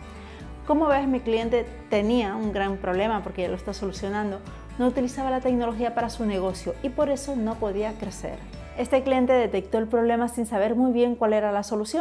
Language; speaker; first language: Spanish; native; Spanish